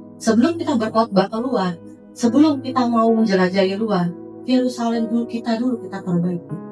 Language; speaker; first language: Indonesian; native; Indonesian